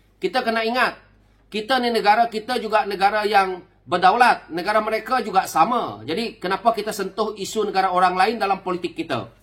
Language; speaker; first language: Malay; native; Malay